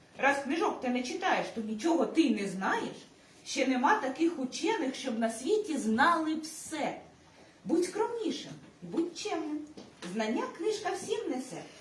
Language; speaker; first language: Ukrainian; native; Ukrainian